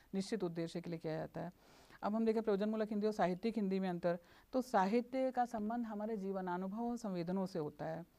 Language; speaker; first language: Hindi; native; Hindi